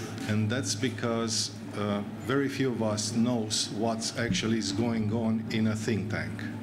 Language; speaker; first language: English; non-native, fluent; Romanian